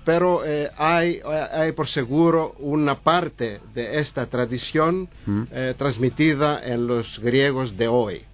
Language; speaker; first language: Spanish; non-native, learner; Greek